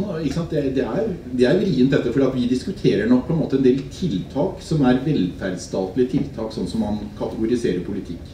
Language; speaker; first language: Norwegian; native; Norwegian